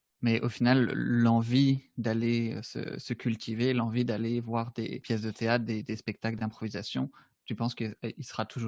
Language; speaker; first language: French; native; French